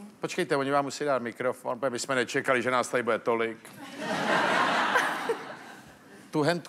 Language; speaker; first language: Czech; native; Czech